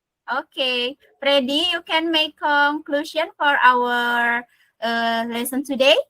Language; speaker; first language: English; non-native, learner; Indonesian